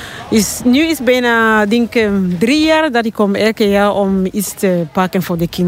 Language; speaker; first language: Dutch; non-native, learner; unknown